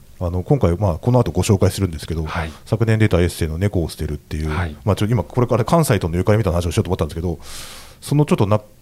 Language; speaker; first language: Japanese; native; Japanese